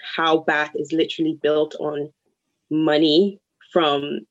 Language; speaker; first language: English; early bilingual, other home language; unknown